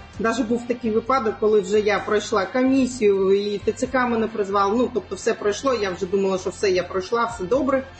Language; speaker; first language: Ukrainian; non-native, local second language; Crimean Tatar